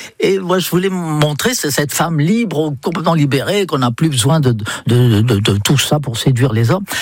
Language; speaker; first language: French; non-native, fluent; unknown